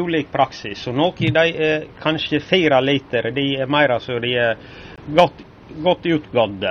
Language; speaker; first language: Norwegian; native; Norwegian